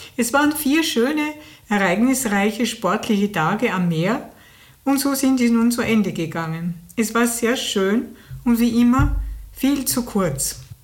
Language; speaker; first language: German; native; German